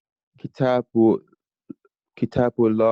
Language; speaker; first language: Arabic; non-native, learner; English